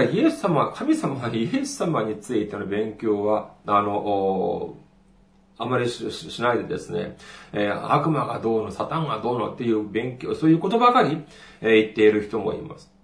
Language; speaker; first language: Japanese; non-native, fluent; Korean